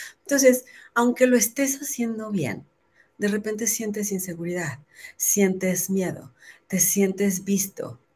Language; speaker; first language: Spanish; native; Spanish